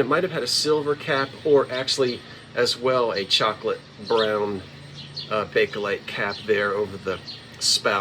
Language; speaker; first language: English; native; English